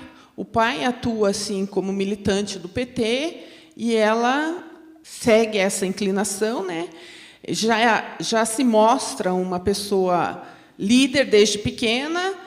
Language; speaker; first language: Portuguese; native; Portuguese